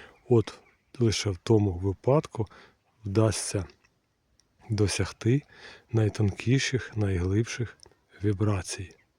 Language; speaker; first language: Ukrainian; non-native, local second language; Russian